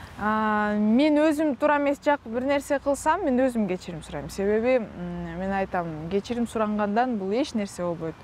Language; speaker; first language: Kyrgyz; non-native, local second language; Russian